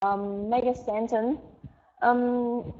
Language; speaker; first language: English; non-native, learner; Vietnamese